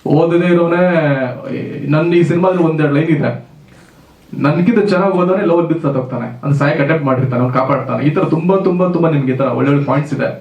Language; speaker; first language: Kannada; native; Kannada